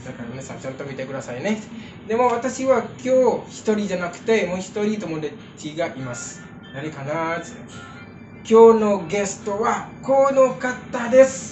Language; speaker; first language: Japanese; non-native, fluent; Indonesian